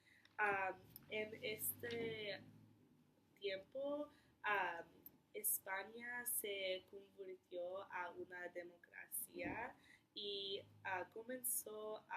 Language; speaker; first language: Spanish; non-native, learner; English